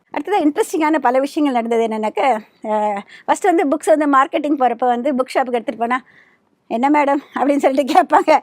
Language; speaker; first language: Tamil; native; Tamil